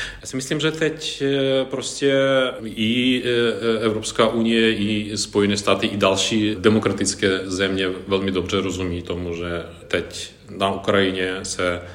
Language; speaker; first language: Czech; non-native, fluent; Ukrainian